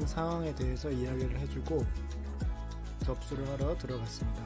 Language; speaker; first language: Korean; native; Korean